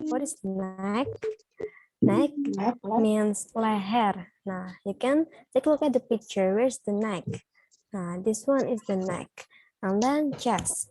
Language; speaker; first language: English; non-native, learner; Indonesian